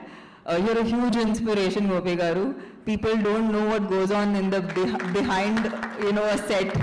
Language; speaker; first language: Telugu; non-native, fluent; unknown